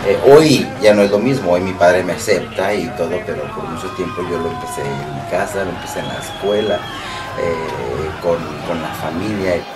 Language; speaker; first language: Spanish; early bilingual, heritage; Spanish